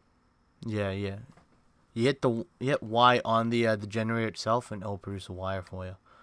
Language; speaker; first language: English; native; English